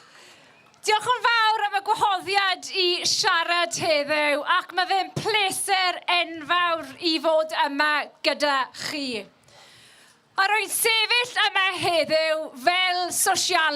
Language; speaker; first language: Welsh; non-native, local second language; English